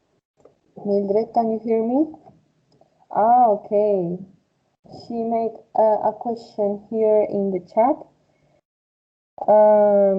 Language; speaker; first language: English; non-native, fluent; Spanish